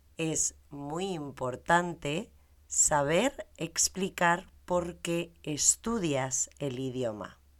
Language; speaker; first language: Spanish; native; Spanish